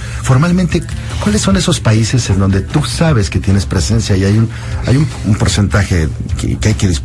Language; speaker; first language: Spanish; native; Spanish